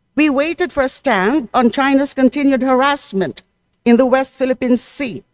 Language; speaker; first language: English; non-native, local second language; Filipino